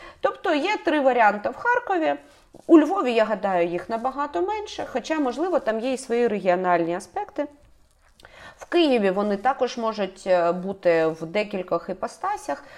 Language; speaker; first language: Ukrainian; native; Ukrainian